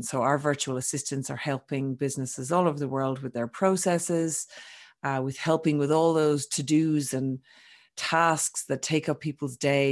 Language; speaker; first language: English; native; English